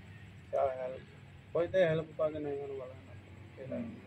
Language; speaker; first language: Filipino; non-native, learner; Punjabi